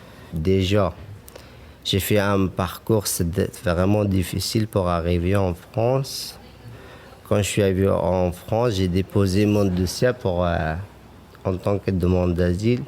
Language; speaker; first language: French; non-native, fluent; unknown